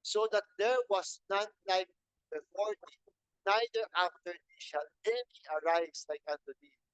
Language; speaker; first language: English; non-native, local second language; Filipino